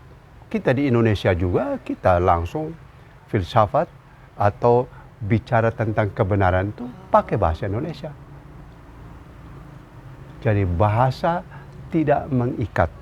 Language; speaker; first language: Indonesian; non-native, local second language; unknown